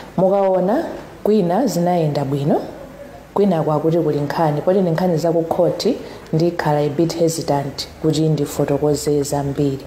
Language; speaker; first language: Nyanja; native; Nyanja